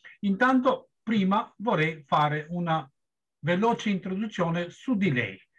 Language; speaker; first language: Italian; non-native, fluent; Albanian